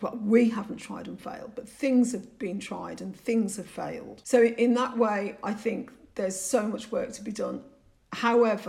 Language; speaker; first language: English; native; English